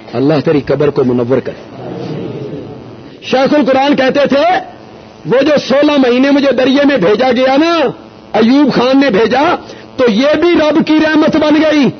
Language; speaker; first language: Urdu; non-native, local second language; Punjabi